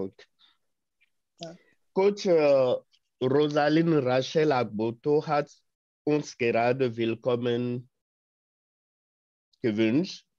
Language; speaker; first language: German; non-native, fluent; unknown